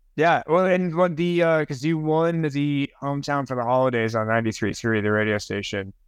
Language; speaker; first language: English; native; English